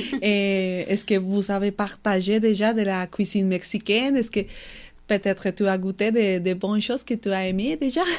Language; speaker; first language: French; non-native, fluent; Spanish